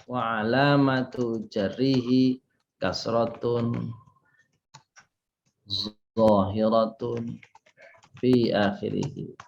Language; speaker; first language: Arabic; non-native, fluent; Indonesian